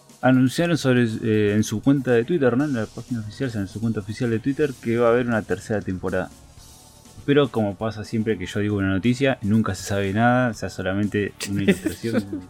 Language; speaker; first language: Spanish; native; Spanish